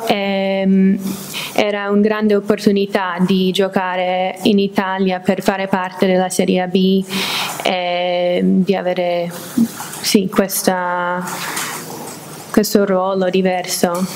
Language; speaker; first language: Italian; non-native, fluent; English